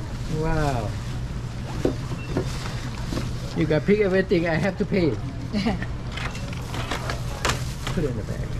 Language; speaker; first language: English; non-native, learner; Iu Mien